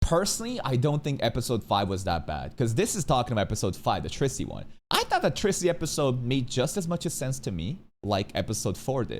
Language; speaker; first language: English; native; English